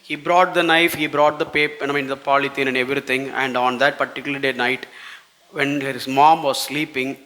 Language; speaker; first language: English; non-native, local second language; Tamil